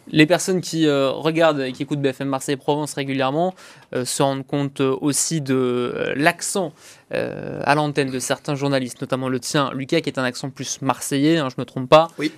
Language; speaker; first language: French; native; French